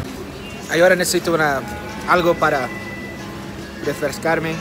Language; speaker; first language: Spanish; non-native, fluent; English